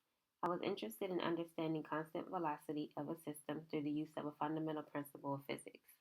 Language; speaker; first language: English; native; English